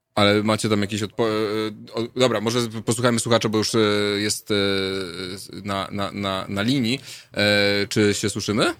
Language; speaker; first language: Polish; native; Polish